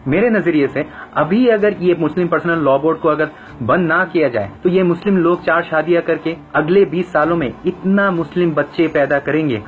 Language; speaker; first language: Hindi; non-native, fluent; Bangla